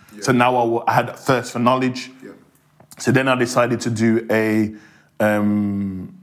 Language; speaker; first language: English; native; English